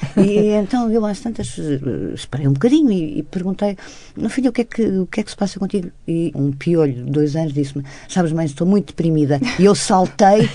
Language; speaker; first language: Portuguese; native; Portuguese